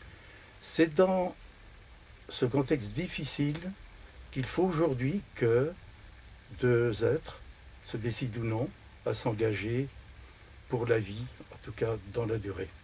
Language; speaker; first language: French; native; French